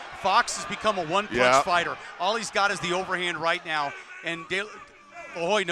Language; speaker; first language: English; native; English